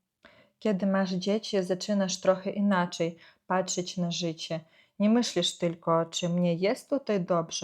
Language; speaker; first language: Polish; non-native, fluent; Ukrainian